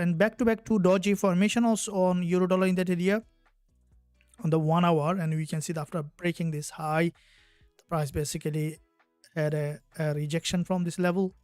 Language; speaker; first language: English; non-native, fluent; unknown